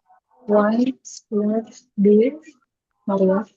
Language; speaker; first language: German; non-native, learner; Indonesian